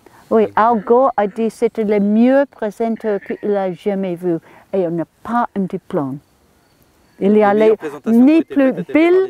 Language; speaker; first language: French; non-native, learner; English